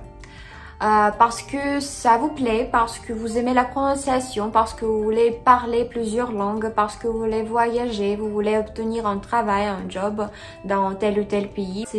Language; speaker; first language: French; non-native, fluent; Russian